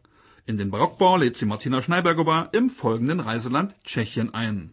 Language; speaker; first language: German; native; German